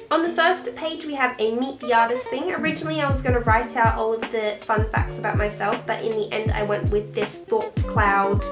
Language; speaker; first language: English; native; English